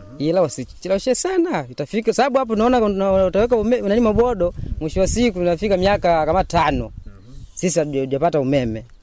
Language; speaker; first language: Swahili; non-native, local second language; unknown